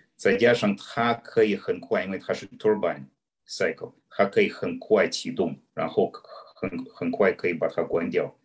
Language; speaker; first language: Chinese; non-native, fluent; Russian